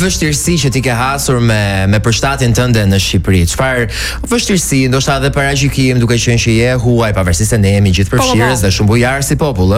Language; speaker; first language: Albanian; native; Albanian